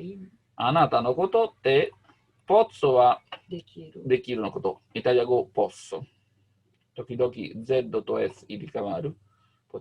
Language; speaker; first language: Japanese; non-native, learner; Italian